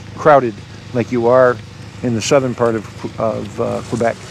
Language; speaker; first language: English; native; English